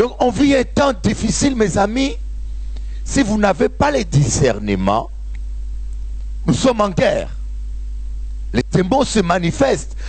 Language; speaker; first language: French; non-native, local second language; Lingala